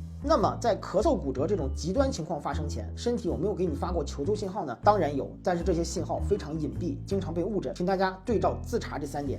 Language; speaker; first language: Chinese; native; Chinese